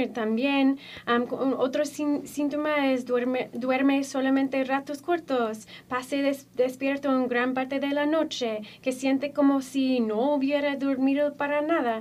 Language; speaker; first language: Spanish; non-native, fluent; English